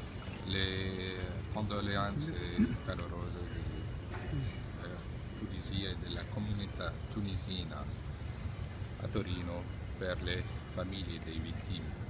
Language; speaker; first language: Italian; non-native, fluent; Arabic